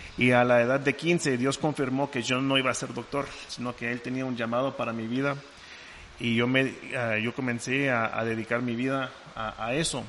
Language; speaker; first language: Spanish; non-native, fluent; English